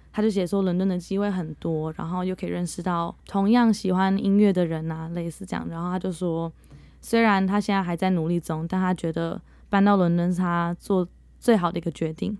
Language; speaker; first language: Chinese; early bilingual, heritage; Chinese